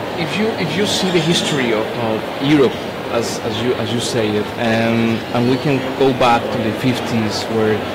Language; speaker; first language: English; non-native, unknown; Spanish